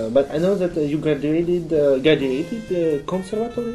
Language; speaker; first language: English; non-native, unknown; Russian